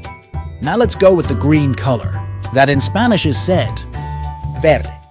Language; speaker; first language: English; non-native, fluent; Spanish